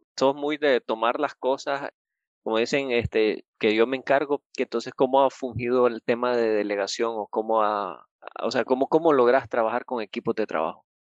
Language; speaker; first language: Spanish; native; Spanish